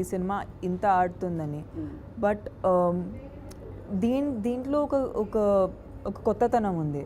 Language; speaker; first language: Telugu; non-native, fluent; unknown